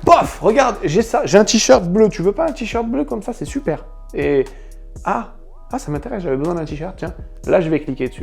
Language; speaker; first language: French; native; French